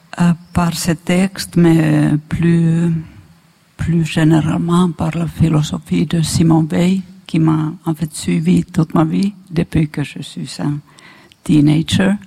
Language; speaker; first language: French; non-native, fluent; Finnish